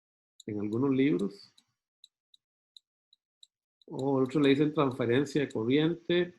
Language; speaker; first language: Spanish; native; Spanish